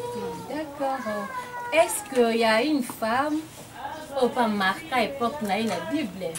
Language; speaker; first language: French; non-native, local second language; Lingala